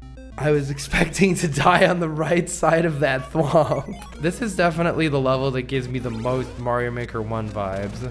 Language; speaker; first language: English; native; English